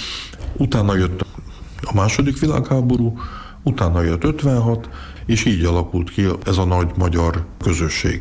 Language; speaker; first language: Hungarian; early bilingual, heritage; Hungarian